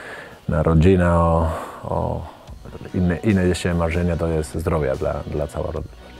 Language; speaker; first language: Polish; non-native, learner; Spanish